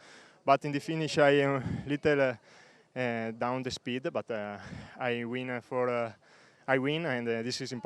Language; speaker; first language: English; non-native, learner; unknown